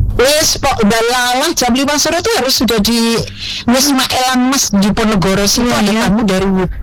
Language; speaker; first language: Indonesian; non-native, local second language; Javanese